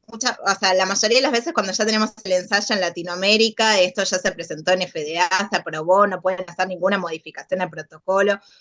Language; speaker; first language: Spanish; native; Spanish